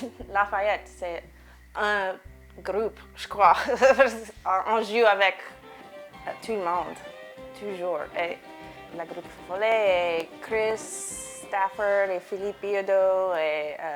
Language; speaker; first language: French; non-native, learner; English